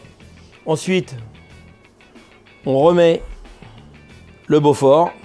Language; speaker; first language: French; native; French